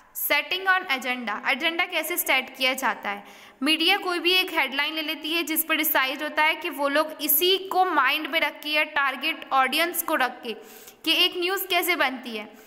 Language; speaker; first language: Hindi; native; Hindi